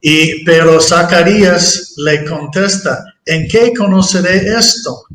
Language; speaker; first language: Spanish; non-native, fluent; English